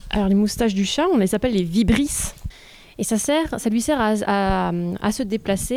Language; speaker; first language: French; native; French